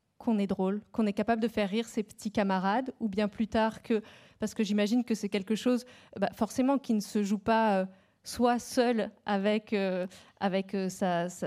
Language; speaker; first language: French; native; French